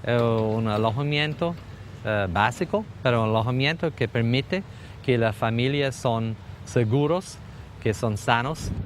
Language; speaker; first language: Spanish; non-native, fluent; English